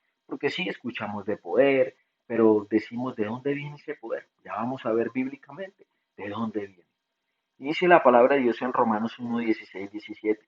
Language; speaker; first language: Spanish; native; Spanish